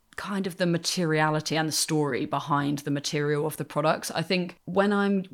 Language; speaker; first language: English; native; English